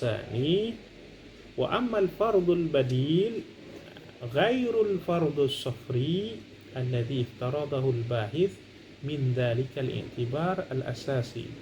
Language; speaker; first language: Arabic; non-native, fluent; Indonesian